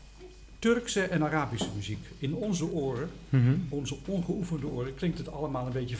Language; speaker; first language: Dutch; native; Dutch